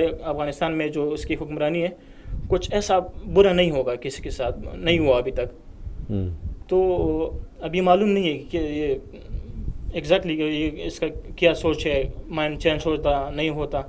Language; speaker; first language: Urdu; non-native, fluent; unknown